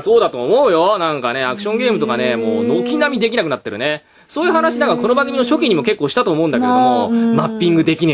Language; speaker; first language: Japanese; native; Japanese